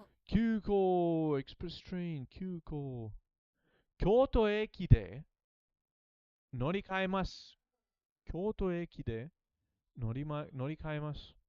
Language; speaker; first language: Japanese; non-native, learner; English